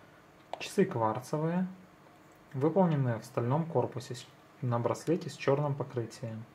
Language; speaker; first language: Russian; native; Russian